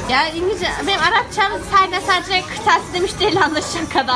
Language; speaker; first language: Turkish; early bilingual, heritage; German